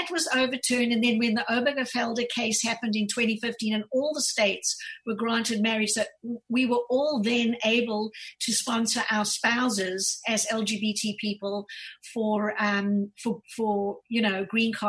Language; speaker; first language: English; native; English